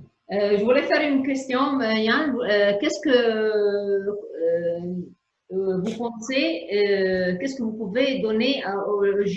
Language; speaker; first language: French; non-native, fluent; Arabic